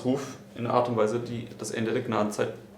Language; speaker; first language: German; native; German